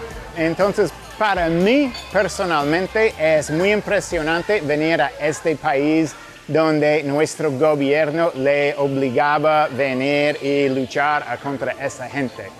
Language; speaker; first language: Spanish; non-native, fluent; English